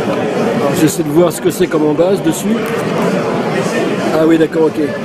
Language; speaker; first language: French; native; French